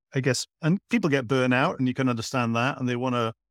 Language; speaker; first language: English; native; English